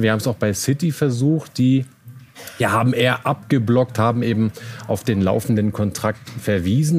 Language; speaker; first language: German; native; German